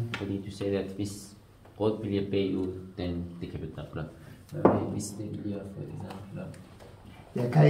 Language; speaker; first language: Danish; non-native, learner; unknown